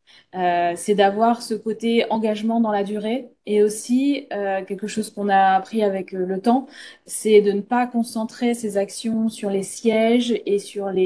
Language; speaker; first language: French; native; French